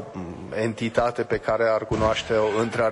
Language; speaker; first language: Romanian; non-native, fluent; Czech